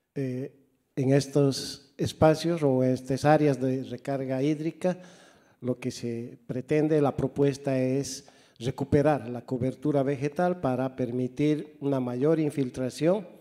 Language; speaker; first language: Spanish; native; Spanish